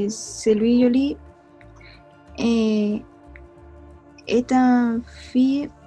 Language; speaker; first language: French; non-native, learner; Spanish